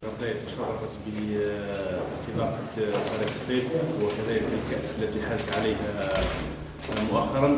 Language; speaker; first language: Arabic; native; Arabic